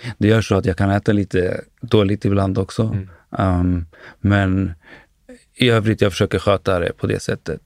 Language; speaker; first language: Swedish; early bilingual, other home language; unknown